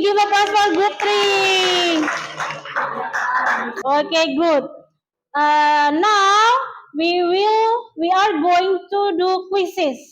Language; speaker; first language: English; non-native, learner; Indonesian